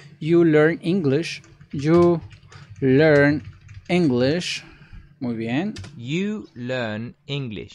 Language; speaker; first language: English; non-native, learner; Spanish